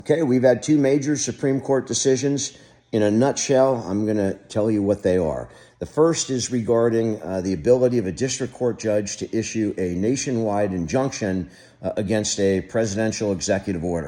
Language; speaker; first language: English; native; English